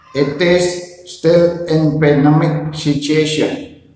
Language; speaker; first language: English; non-native, fluent; Indonesian